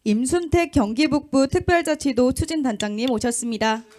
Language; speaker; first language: Korean; native; Korean